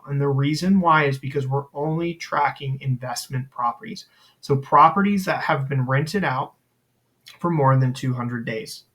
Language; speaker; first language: English; native; English